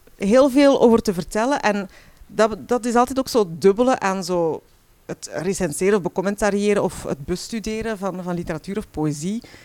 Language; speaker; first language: Dutch; early bilingual, other home language; Arabic